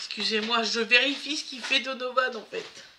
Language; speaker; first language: French; native; French